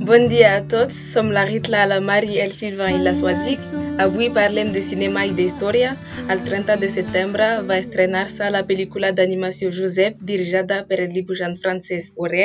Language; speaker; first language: Catalan; non-native, learner; French